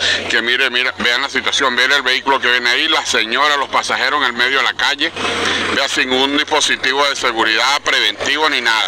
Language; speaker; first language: Spanish; native; Spanish